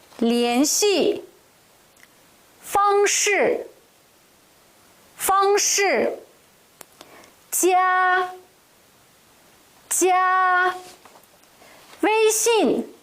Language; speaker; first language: Chinese; non-native, local second language; Uyghur